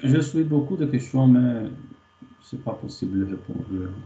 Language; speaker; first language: French; non-native, fluent; Portuguese